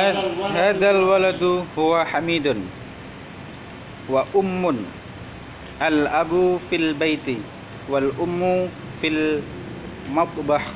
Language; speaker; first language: Arabic; non-native, learner; Indonesian